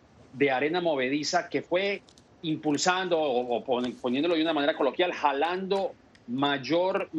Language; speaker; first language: Spanish; native; Spanish